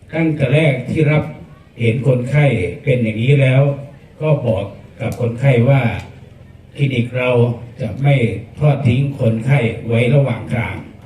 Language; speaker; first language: Thai; native; Thai